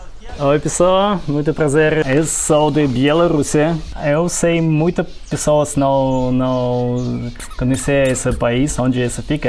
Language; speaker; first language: Portuguese; non-native, learner; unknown